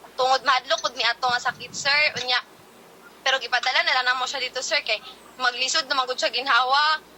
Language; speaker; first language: Cebuano; native; Cebuano